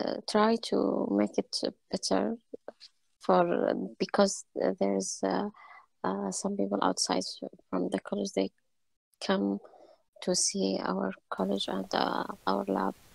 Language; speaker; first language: English; non-native, learner; Arabic